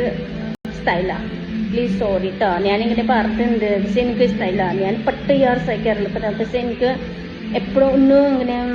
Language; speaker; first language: Malayalam; non-native, learner; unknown